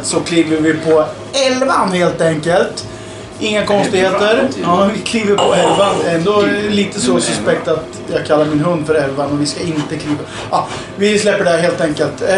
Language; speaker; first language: Swedish; native; Swedish